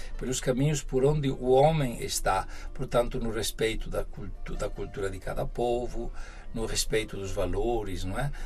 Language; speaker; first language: Portuguese; non-native, fluent; Italian